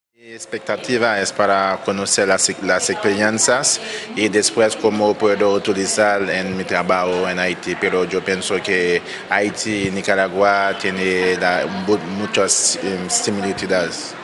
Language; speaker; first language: Spanish; non-native, learner; Haitian Creole